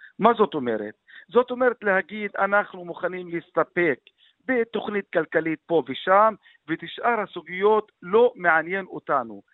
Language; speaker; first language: Hebrew; non-native, local second language; Arabic